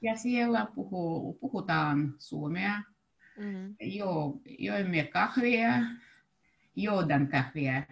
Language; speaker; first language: Finnish; non-native, learner; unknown